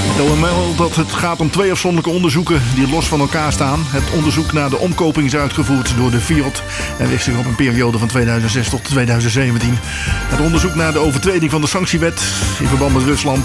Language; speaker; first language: Dutch; native; Dutch